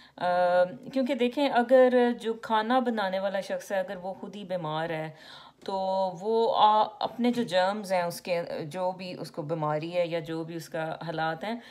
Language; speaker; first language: Urdu; native; Urdu